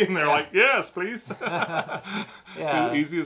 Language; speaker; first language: English; native; English